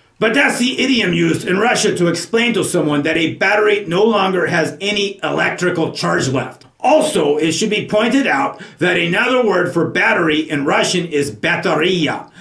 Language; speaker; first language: English; native; English